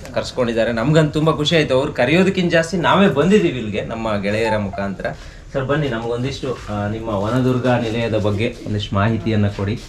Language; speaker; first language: Kannada; native; Kannada